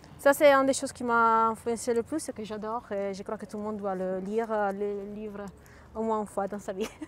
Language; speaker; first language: French; non-native, fluent; Italian